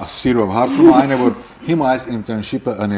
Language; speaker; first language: Armenian; native; Armenian